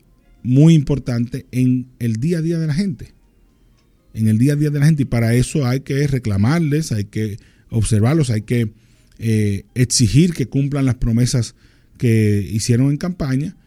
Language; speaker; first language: Spanish; native; Spanish